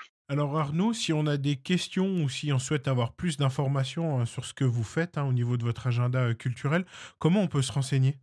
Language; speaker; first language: French; native; French